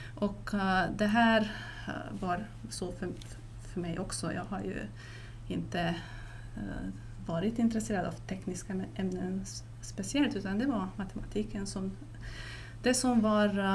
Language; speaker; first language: Swedish; non-native, fluent; Romanian